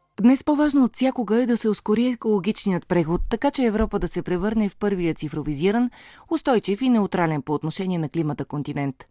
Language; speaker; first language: Bulgarian; native; Bulgarian